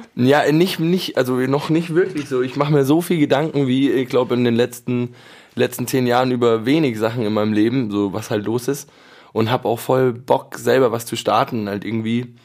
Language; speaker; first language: German; native; German